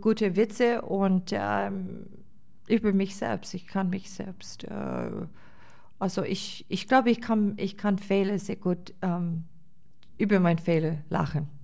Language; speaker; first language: German; non-native, fluent; English